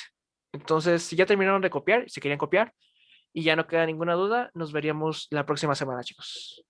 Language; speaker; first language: Spanish; native; Spanish